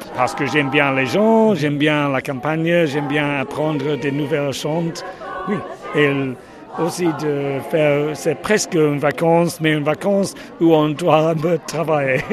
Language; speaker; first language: French; non-native, learner; English